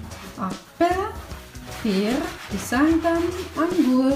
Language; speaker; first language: Indonesian; non-native, fluent; German